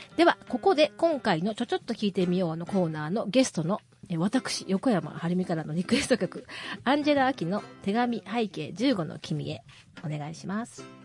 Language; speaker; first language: Japanese; native; Japanese